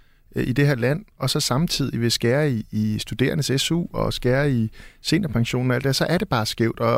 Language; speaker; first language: Danish; native; Danish